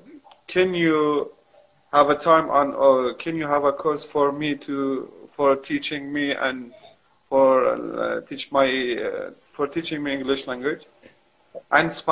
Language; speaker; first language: English; non-native, learner; Kurdish